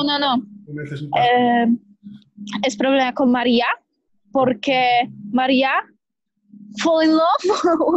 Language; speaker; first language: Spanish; non-native, learner; Polish